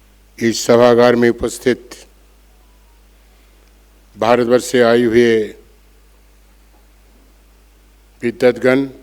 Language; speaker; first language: Hindi; non-native, local second language; Bangla